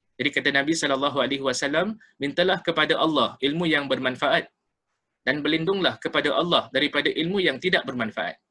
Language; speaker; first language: Malay; native; Malay